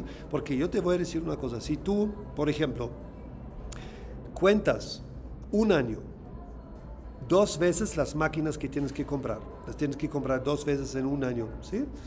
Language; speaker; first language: Spanish; non-native, fluent; German